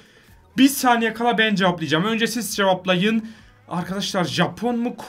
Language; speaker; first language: Turkish; native; Turkish